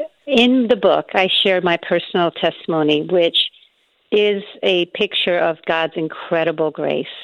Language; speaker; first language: English; non-native, fluent; Spanish